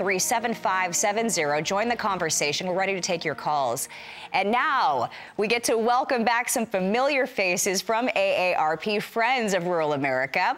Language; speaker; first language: English; native; English